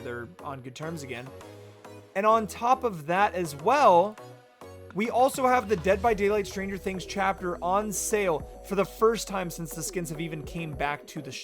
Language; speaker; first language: English; native; English